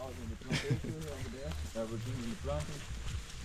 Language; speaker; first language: English; non-native, learner; Portuguese